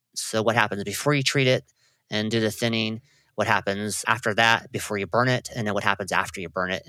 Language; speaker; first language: English; native; English